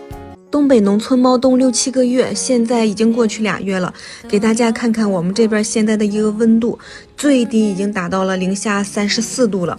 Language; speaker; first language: Chinese; native; Chinese